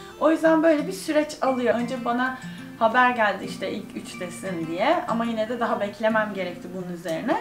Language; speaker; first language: Turkish; native; Turkish